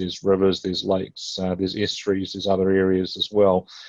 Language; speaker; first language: English; native; English